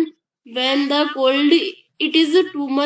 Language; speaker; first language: English; non-native, learner; Hindi